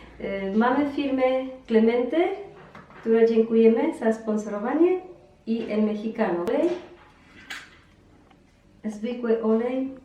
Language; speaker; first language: Polish; non-native, learner; Spanish